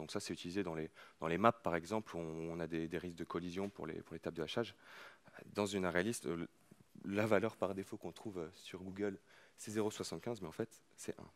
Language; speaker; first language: French; native; French